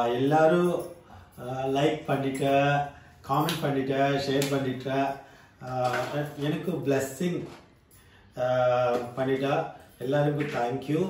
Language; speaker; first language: Tamil; non-native, learner; Telugu